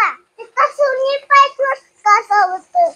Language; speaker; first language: Russian; early bilingual, heritage; Russian